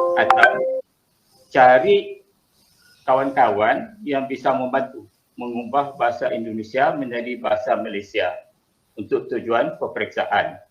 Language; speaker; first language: Malay; native; Malay